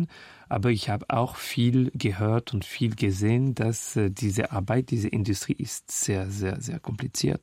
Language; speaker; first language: German; non-native, local second language; French